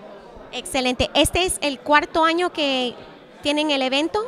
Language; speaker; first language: Spanish; early bilingual, heritage; Spanish